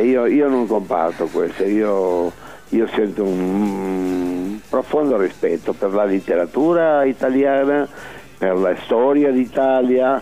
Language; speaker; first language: Italian; early bilingual, heritage; Spanish